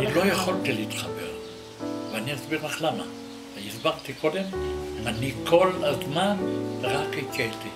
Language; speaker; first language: Hebrew; non-native, fluent; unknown